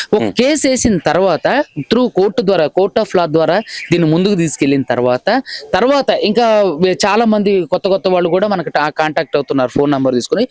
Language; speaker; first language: Telugu; native; Telugu